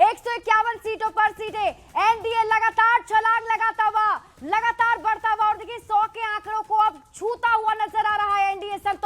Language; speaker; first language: Hindi; native; Hindi